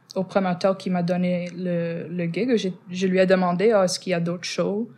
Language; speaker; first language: French; non-native, fluent; English